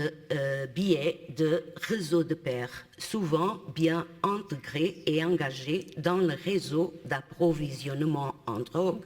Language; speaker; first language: French; non-native, fluent; Portuguese